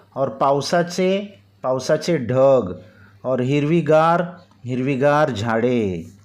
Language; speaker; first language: Hindi; non-native, local second language; Marathi